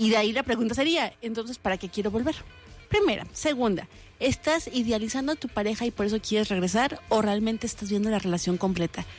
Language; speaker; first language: Spanish; native; Spanish